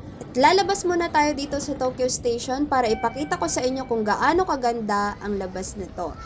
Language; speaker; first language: Filipino; native; Filipino